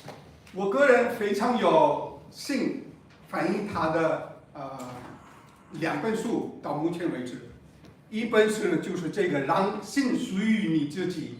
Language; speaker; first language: Chinese; non-native, fluent; English